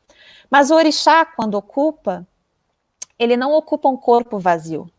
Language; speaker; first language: Portuguese; native; Portuguese